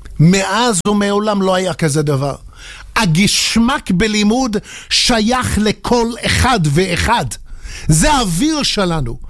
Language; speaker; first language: Hebrew; non-native, fluent; English